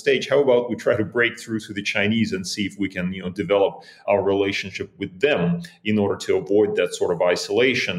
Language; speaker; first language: English; non-native, fluent; Russian